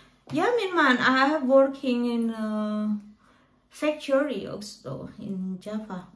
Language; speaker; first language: English; non-native, learner; Indonesian